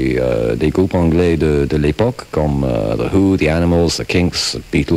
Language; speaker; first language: French; non-native, fluent; English